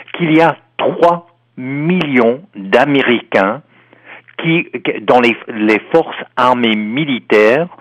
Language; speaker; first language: French; non-native, fluent; English